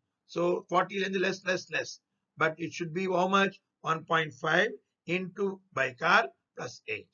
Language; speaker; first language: English; non-native, local second language; Tamil